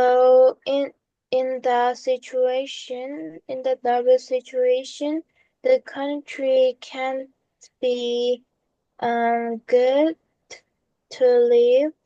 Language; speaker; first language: English; non-native, learner; Korean